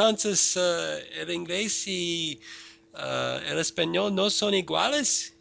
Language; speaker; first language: Spanish; non-native, fluent; English